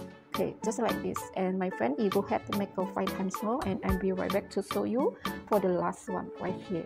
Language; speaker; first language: English; non-native, learner; Indonesian